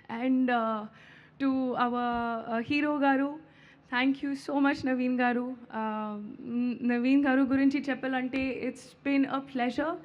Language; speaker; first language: Telugu; non-native, learner; Hindi